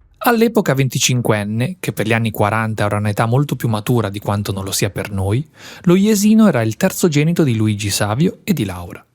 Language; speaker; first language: Italian; native; Italian